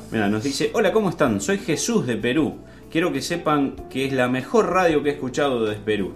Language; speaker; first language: Spanish; native; Spanish